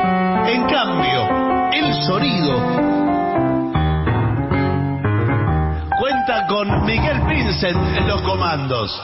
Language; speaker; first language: Spanish; native; Spanish